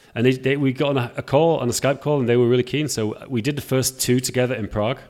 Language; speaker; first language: English; native; English